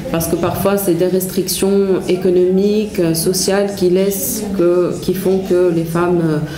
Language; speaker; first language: French; non-native, local second language; Arabic